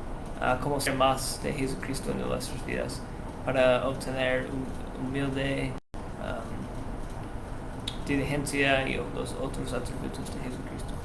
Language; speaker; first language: Spanish; non-native, learner; English